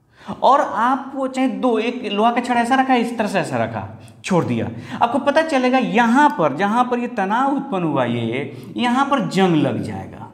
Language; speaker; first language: Hindi; native; Hindi